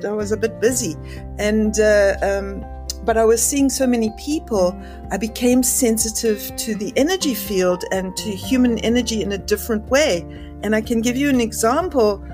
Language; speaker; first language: English; native; English